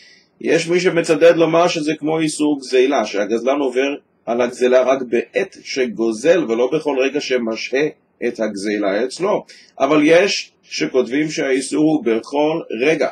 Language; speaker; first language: Hebrew; native; Hebrew